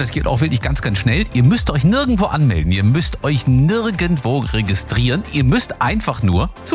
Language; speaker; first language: German; native; German